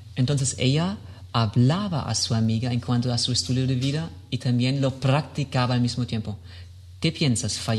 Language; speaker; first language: Spanish; non-native, fluent; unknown